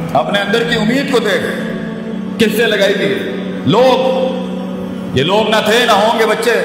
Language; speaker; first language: Urdu; non-native, local second language; Punjabi